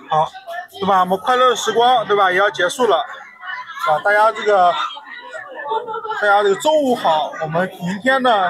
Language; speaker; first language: Chinese; native; Chinese